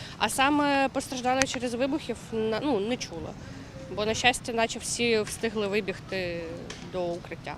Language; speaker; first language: Ukrainian; non-native, local second language; Russian